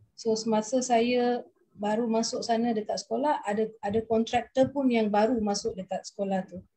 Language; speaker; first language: Malay; non-native, local second language; Tamil